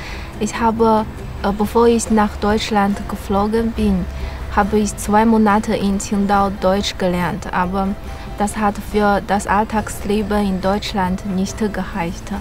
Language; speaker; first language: German; non-native, learner; Chinese